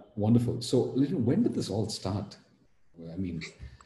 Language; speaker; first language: English; non-native, local second language; Tamil